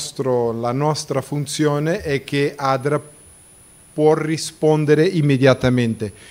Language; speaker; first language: Italian; non-native, fluent; Portuguese